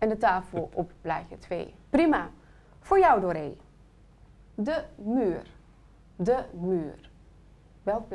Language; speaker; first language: Dutch; native; Dutch